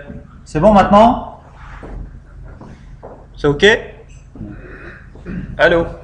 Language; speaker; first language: French; non-native, fluent; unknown